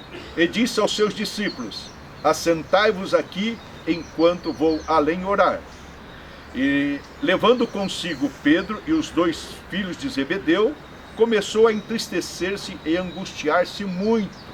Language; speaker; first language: Portuguese; native; Portuguese